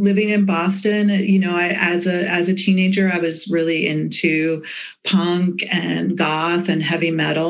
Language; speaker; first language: English; native; English